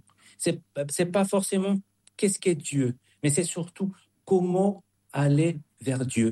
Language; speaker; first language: French; non-native, fluent; Spanish